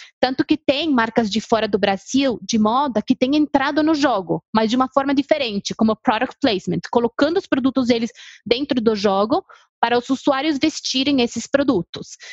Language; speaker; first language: Portuguese; non-native, fluent; Spanish